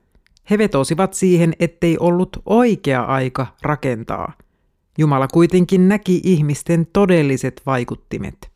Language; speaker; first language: Finnish; native; Finnish